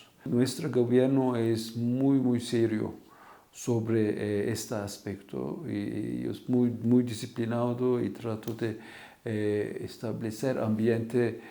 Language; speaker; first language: Spanish; non-native, fluent; Turkish